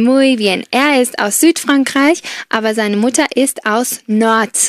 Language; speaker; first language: German; non-native, fluent; Spanish